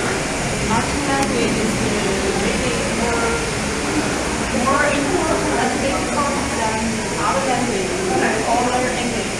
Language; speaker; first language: English; non-native, learner; Chinese